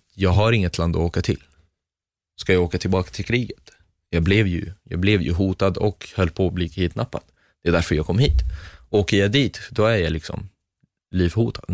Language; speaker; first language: Swedish; non-native, fluent; Arabic